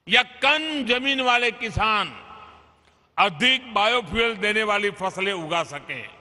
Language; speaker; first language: Hindi; non-native, local second language; Gujarati